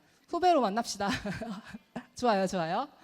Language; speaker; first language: Korean; native; Korean